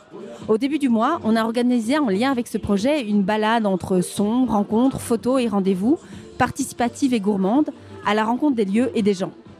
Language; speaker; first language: French; native; French